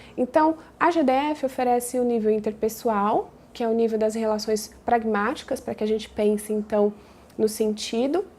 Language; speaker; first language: Portuguese; native; Portuguese